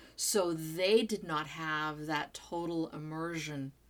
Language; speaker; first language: English; non-native, fluent; Portuguese